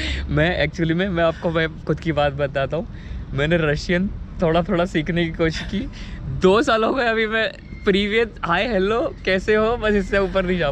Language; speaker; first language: Hindi; native; Hindi